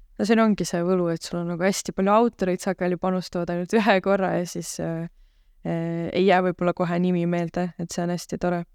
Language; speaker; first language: Estonian; native; Estonian